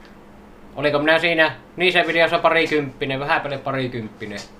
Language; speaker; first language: Finnish; native; Finnish